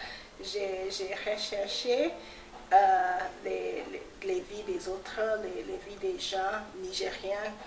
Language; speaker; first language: French; non-native, fluent; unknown